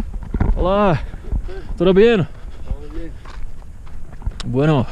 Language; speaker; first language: Spanish; non-native, learner; Czech